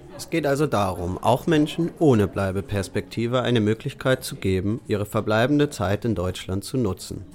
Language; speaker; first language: German; native; German